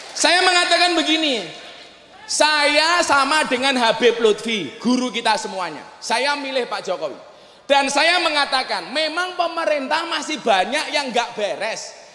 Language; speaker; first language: Indonesian; non-native, local second language; Javanese